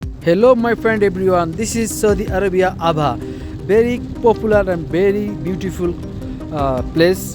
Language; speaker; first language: English; non-native, learner; Bangla